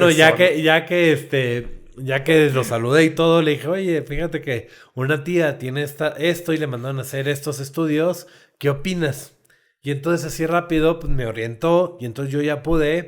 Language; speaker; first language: Spanish; native; Spanish